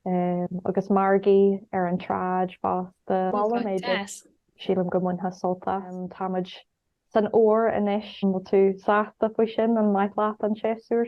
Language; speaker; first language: Irish; non-native, local second language; English